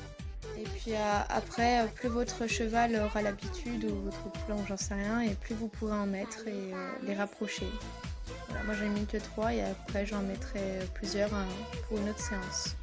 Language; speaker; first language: French; native; French